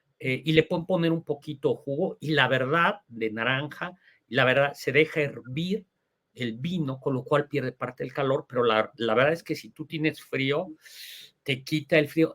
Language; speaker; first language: Spanish; native; Spanish